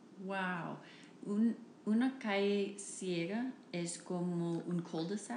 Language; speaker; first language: Spanish; non-native, fluent; English